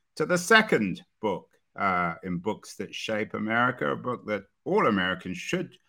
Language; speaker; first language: English; native; English